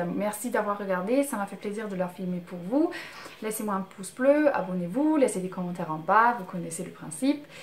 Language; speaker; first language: French; non-native, fluent; German